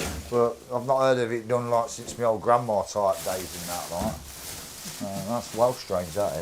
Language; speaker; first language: English; native; English